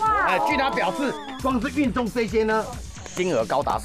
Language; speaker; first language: Chinese; native; Chinese